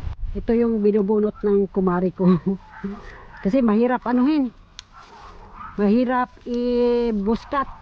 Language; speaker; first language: Filipino; non-native, local second language; Cebuano